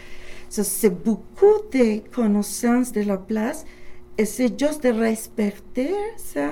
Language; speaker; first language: French; non-native, learner; Spanish